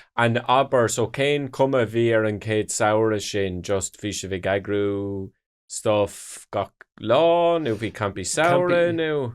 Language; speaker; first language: Irish; non-native, local second language; English